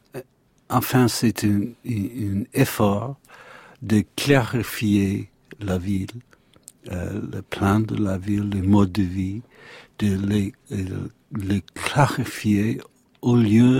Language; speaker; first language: French; non-native, learner; English